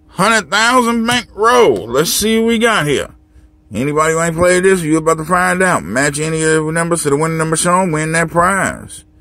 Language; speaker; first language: English; native; English